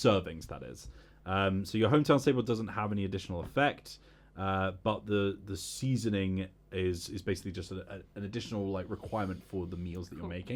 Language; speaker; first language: English; native; English